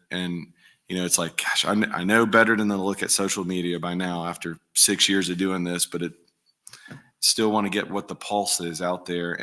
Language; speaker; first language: English; native; English